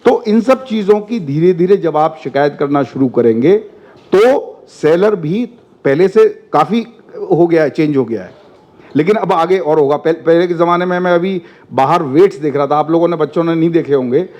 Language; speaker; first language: Hindi; non-native, local second language; Telugu